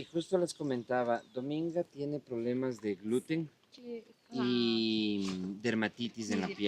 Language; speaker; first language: Spanish; native; Spanish